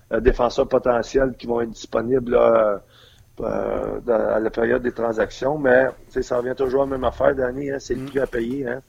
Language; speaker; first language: French; native; French